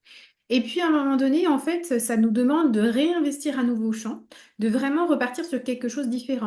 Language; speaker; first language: French; native; French